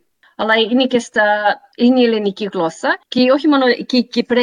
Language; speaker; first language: Greek; early bilingual, heritage; Greek